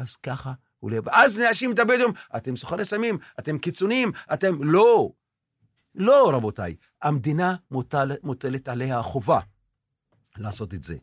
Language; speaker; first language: Hebrew; non-native, local second language; Arabic